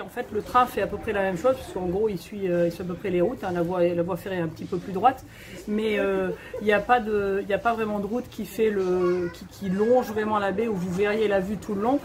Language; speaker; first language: French; native; French